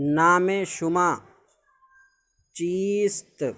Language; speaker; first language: Persian; non-native, fluent; Urdu